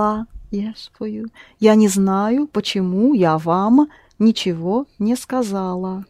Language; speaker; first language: Russian; non-native, fluent; English